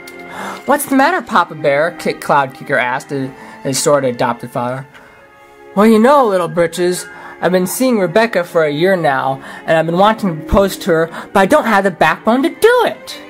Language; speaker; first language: English; native; English